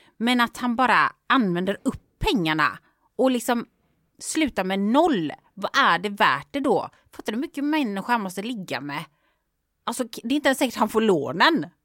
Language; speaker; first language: Swedish; native; Swedish